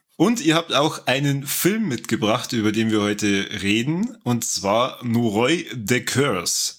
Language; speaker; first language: German; native; German